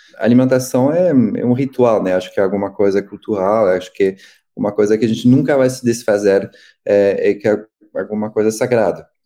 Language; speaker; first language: Portuguese; non-native, fluent; French